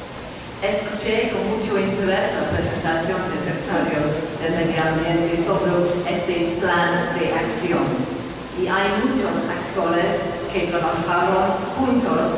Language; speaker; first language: Spanish; non-native, fluent; English